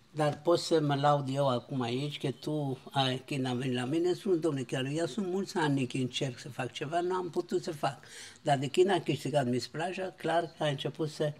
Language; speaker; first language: Romanian; non-native, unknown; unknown